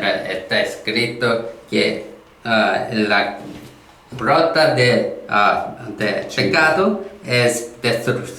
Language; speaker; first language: Spanish; non-native, learner; Korean